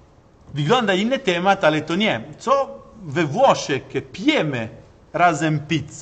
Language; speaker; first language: Polish; non-native, learner; Italian